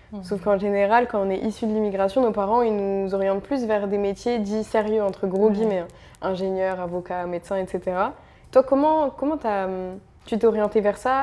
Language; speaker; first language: French; early bilingual, other home language; Arabic